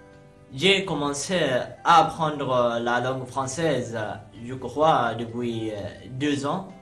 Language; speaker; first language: French; non-native, learner; Arabic